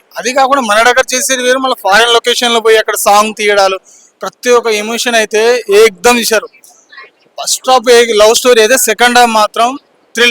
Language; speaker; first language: Telugu; native; Telugu